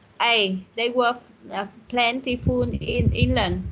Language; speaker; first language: English; non-native, learner; Vietnamese